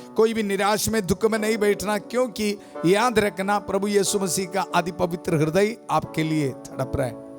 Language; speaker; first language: Hindi; non-native, local second language; Malayalam